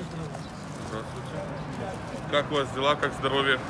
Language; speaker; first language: Russian; native; Russian